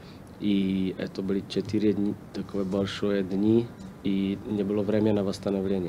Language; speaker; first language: Russian; non-native, learner; Slovak